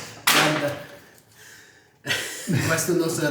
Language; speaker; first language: Italian; non-native, learner; English